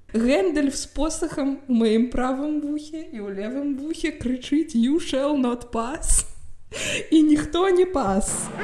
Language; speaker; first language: Belarusian; non-native, local second language; Russian